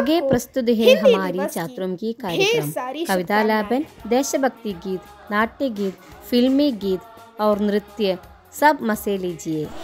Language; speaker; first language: Hindi; non-native, local second language; Malayalam